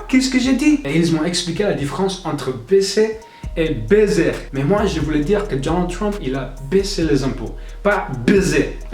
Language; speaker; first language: French; non-native, fluent; English